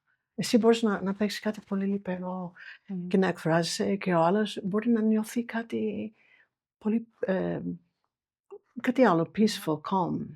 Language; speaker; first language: Greek; non-native, fluent; English